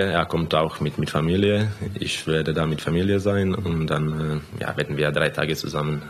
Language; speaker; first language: German; non-native, fluent; Croatian